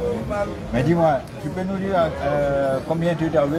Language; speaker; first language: French; native; French